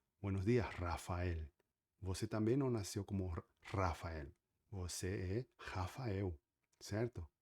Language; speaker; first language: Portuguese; non-native, fluent; Spanish